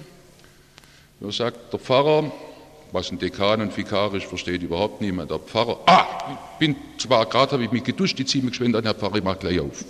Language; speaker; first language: German; native; German